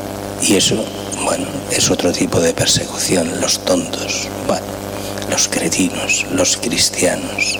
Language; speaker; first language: Spanish; native; Spanish